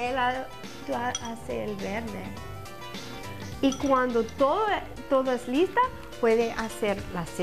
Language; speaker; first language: Spanish; non-native, learner; English